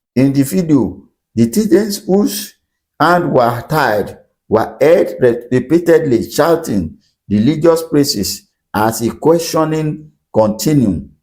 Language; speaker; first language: English; non-native, local second language; Yoruba